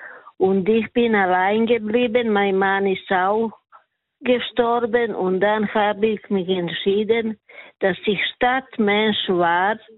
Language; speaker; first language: German; non-native, learner; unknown